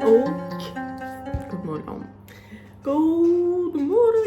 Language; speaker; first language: Swedish; non-native, fluent; English